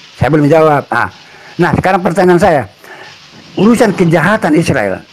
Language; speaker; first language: Indonesian; native; Indonesian